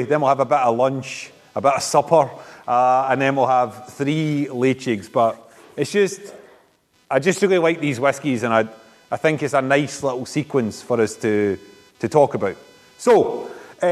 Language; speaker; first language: English; native; English